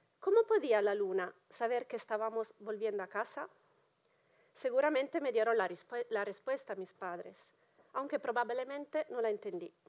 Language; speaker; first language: Spanish; non-native, fluent; Italian